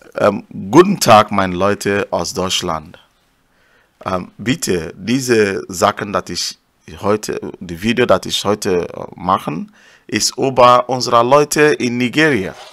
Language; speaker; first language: German; non-native, learner; Igbo